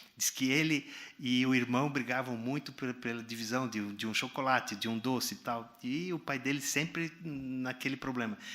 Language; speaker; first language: Portuguese; native; Portuguese